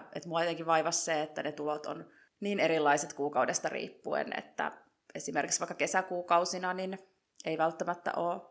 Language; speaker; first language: Finnish; native; Finnish